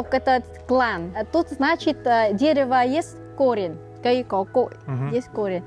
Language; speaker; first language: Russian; non-native, learner; Vietnamese